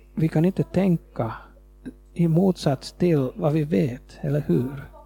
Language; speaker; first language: Swedish; non-native, fluent; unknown